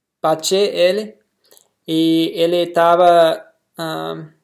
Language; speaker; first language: Portuguese; non-native, learner; English